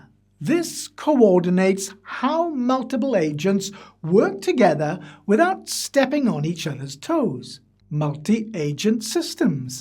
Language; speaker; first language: English; native; English